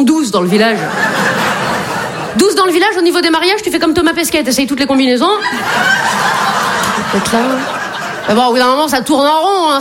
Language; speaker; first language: French; native; French